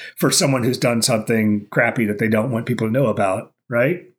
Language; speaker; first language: English; native; English